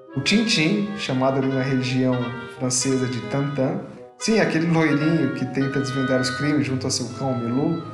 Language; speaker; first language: Portuguese; native; Portuguese